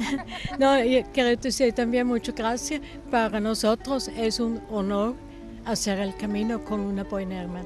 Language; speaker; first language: Spanish; non-native, fluent; German